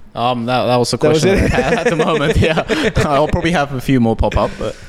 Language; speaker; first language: English; early bilingual, heritage; Japanese